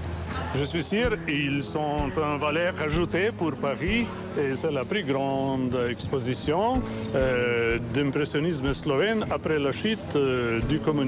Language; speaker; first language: French; non-native, fluent; Slovenian